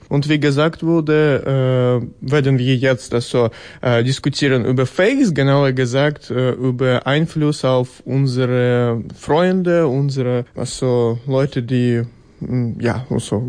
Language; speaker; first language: German; non-native, learner; Ukrainian